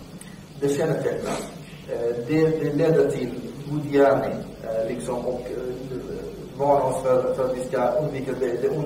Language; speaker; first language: Swedish; non-native, fluent; Arabic